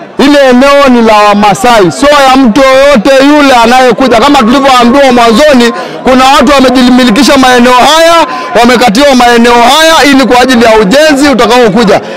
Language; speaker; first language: Swahili; non-native, local second language; Masai